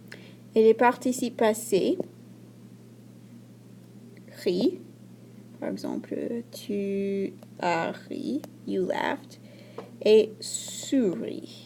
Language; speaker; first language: French; non-native, fluent; English